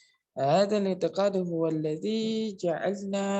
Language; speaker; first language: Arabic; non-native, learner; Indonesian